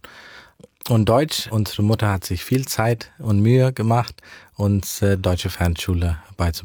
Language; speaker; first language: German; early bilingual, heritage; German